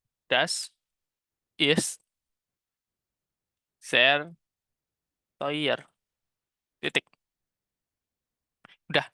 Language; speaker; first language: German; non-native, fluent; Indonesian